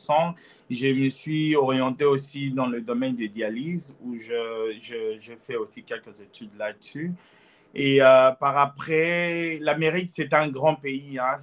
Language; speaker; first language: French; non-native, local second language; Lingala